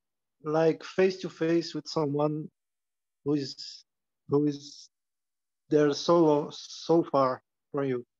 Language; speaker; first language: English; non-native, learner; Portuguese